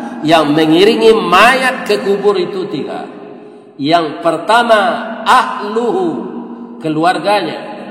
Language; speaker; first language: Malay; non-native, local second language; Minangkabau